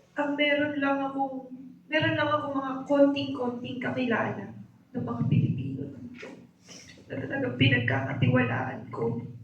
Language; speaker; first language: Filipino; native; Filipino